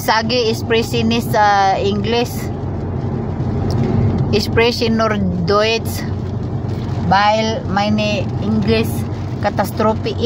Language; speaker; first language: German; non-native, learner; Filipino